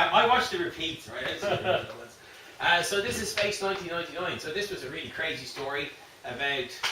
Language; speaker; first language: English; native; English